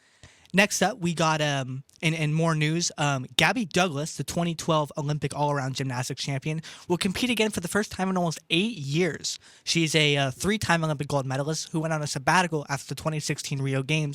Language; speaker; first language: English; native; English